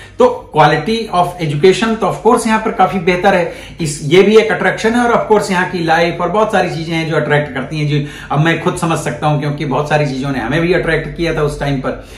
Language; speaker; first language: Hindi; native; Hindi